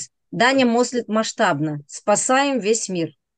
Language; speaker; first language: Russian; native; Russian